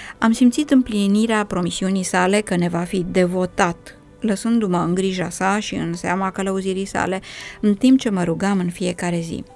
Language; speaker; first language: Romanian; native; Romanian